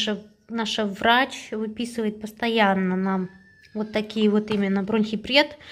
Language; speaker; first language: Russian; native; Russian